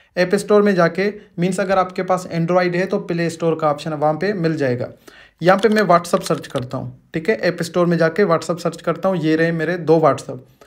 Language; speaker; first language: Urdu; non-native, local second language; Sindhi